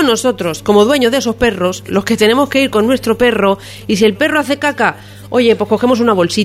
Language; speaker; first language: Spanish; native; Spanish